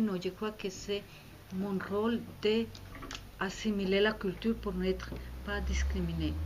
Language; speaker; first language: French; non-native, fluent; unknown